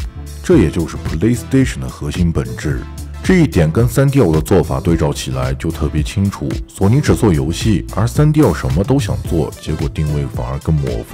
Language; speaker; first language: Chinese; native; Chinese